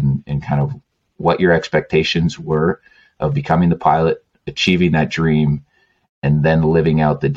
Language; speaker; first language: English; native; English